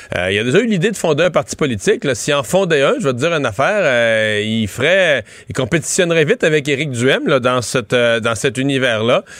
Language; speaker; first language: French; native; French